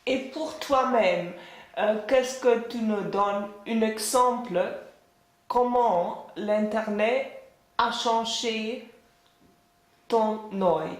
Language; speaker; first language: French; non-native, fluent; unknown